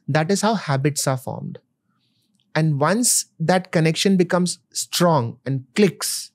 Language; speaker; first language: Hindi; non-native, local second language; Malayalam